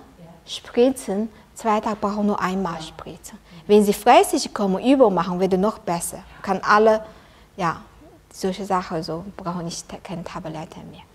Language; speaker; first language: German; non-native, learner; Chinese